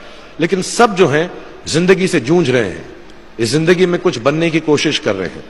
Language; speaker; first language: Hindi; native; Hindi